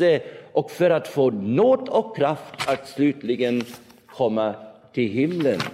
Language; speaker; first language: Swedish; non-native, fluent; German